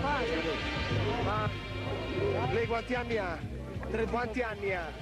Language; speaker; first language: Italian; native; Italian